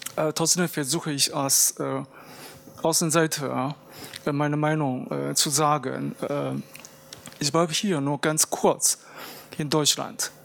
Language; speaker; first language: German; non-native, fluent; Chinese